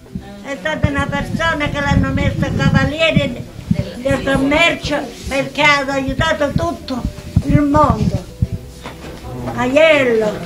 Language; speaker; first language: Italian; non-native, local second language; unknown